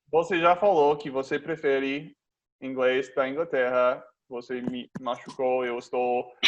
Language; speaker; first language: Portuguese; non-native, fluent; English